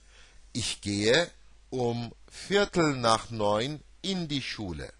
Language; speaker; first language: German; non-native, fluent; Turkish